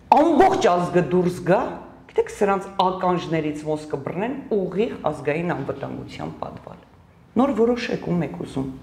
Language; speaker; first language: Armenian; native; Armenian